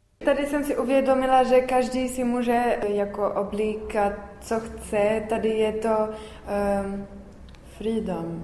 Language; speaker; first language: Czech; early bilingual, heritage; Arabic